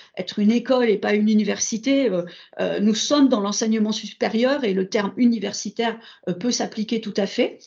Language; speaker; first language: French; native; French